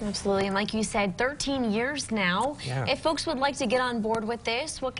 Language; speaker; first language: English; native; English